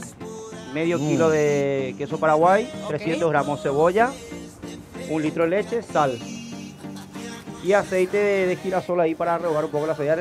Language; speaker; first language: Spanish; native; Spanish